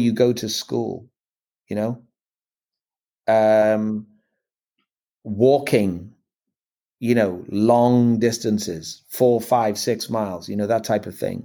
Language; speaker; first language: English; native; English